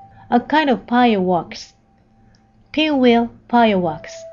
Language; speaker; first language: English; non-native, fluent; Japanese